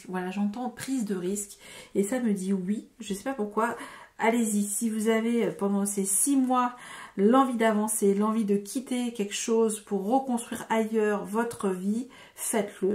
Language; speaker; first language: French; native; French